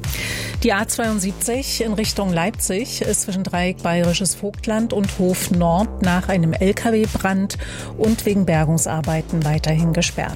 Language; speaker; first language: German; native; German